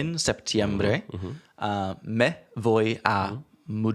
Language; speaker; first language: Spanish; non-native, learner; English